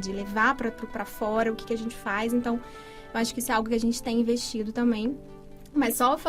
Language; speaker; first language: Portuguese; native; Portuguese